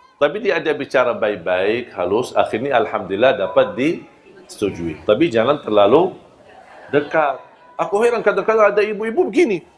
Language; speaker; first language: Malay; non-native, fluent; Arabic